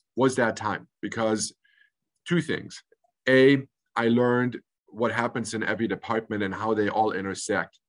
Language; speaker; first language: English; early bilingual, other home language; German